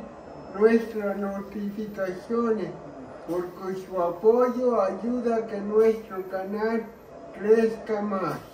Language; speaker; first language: Spanish; early bilingual, heritage; Spanish